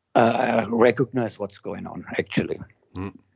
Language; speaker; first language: English; non-native, fluent; German